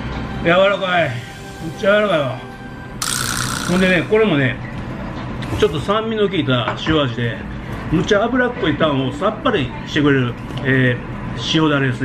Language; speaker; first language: Japanese; native; Japanese